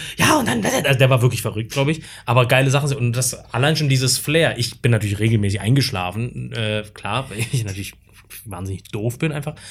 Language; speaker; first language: German; native; German